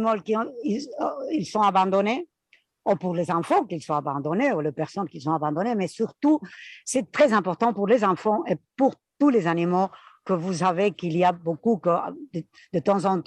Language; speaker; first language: French; non-native, fluent; Spanish